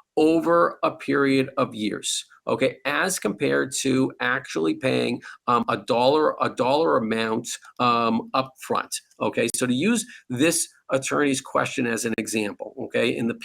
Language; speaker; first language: English; native; English